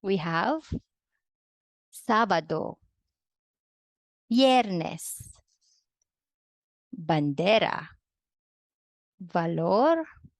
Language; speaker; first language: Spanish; non-native, fluent; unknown